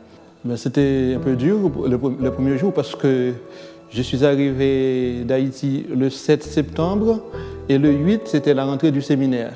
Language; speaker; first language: French; non-native, local second language; Haitian Creole